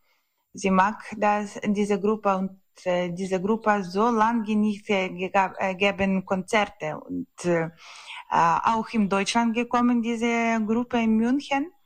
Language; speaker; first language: German; non-native, learner; Ukrainian